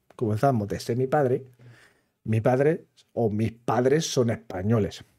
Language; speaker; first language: Spanish; non-native, fluent; German